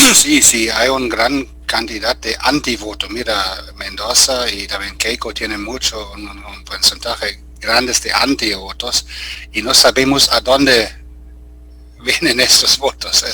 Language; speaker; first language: Spanish; non-native, fluent; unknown